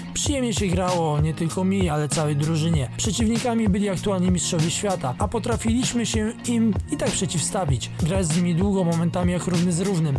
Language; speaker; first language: Polish; native; Polish